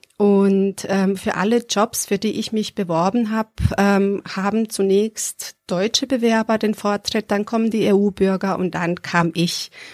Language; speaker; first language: German; early bilingual, other home language; Serbian